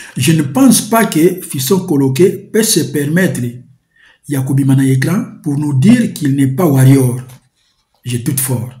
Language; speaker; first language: French; non-native, local second language; Lingala